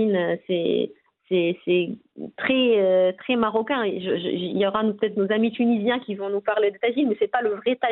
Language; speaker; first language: French; non-native, local second language; Arabic